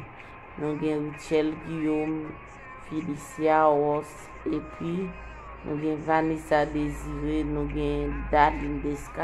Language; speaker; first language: French; non-native, local second language; Haitian Creole